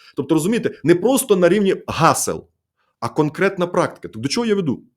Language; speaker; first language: Ukrainian; native; Ukrainian